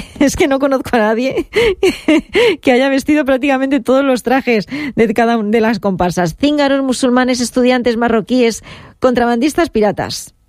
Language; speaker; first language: Spanish; native; Spanish